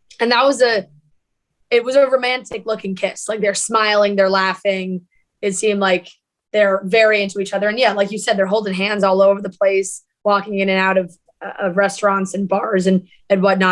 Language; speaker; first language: English; native; English